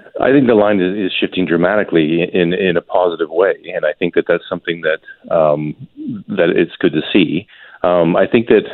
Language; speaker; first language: English; native; English